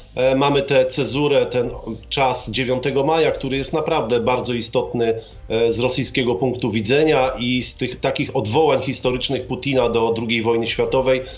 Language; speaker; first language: Polish; native; Polish